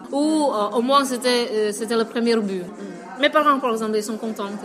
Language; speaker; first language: French; non-native, fluent; Vietnamese